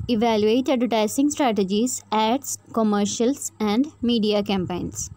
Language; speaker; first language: English; non-native, local second language; Malayalam